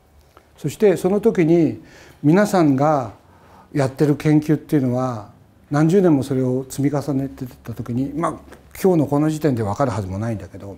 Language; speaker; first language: Japanese; native; Japanese